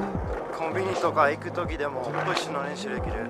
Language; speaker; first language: Japanese; non-native, fluent; English